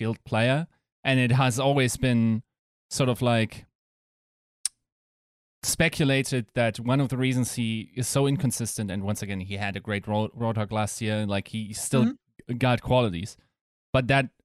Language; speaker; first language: English; non-native, fluent; German